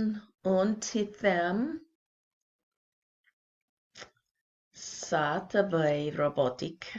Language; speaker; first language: Albanian; non-native, learner; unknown